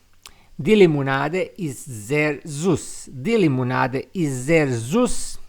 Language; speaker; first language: German; non-native, learner; Serbian